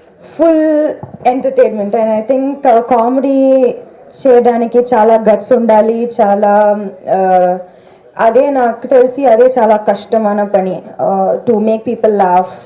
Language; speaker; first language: Telugu; non-native, fluent; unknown